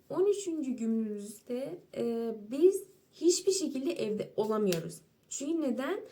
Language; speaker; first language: Turkish; non-native, fluent; Persian